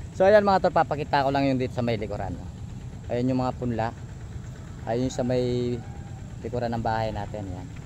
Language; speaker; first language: Filipino; non-native, local second language; Pampanga